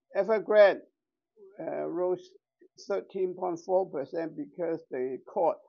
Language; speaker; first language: English; non-native, local second language; Chinese